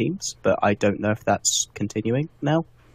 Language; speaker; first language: English; native; English